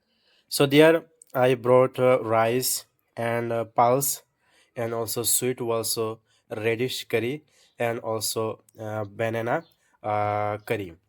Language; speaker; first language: English; non-native, learner; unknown